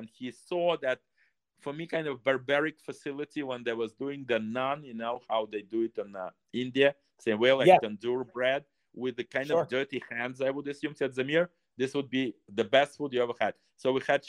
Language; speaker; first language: English; non-native, fluent; Russian